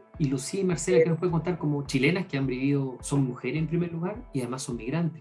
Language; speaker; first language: Spanish; native; Spanish